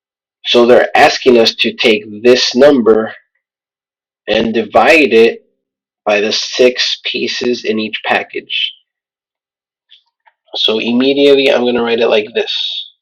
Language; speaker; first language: English; native; English